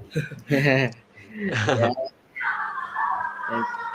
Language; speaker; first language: English; non-native, learner; Indonesian